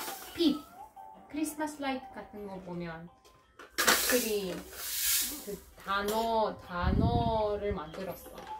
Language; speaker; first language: Korean; non-native, fluent; Russian